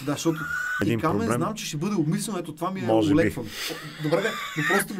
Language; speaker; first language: Bulgarian; native; Bulgarian